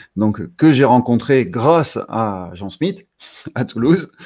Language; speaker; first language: French; native; French